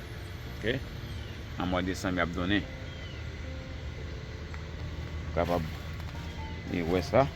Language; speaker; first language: French; non-native, learner; Haitian Creole